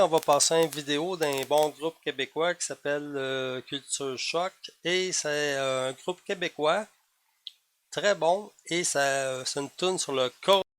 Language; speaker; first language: French; native; French